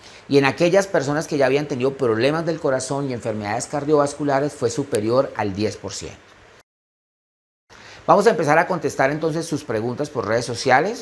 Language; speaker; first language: Spanish; native; Spanish